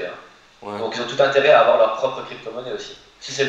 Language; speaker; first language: French; native; French